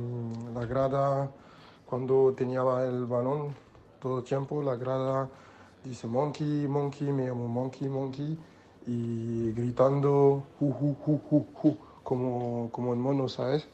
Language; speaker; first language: Spanish; non-native, learner; French